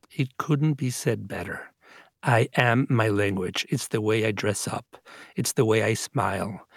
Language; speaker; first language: English; non-native, fluent; Spanish